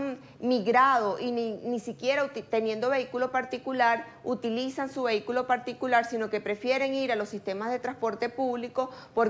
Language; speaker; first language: Spanish; native; Spanish